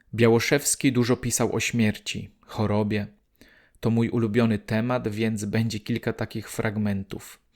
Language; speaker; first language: Polish; native; Polish